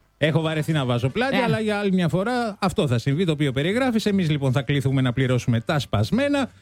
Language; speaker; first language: Greek; native; Greek